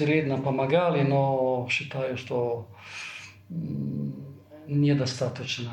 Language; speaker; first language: Russian; non-native, fluent; Italian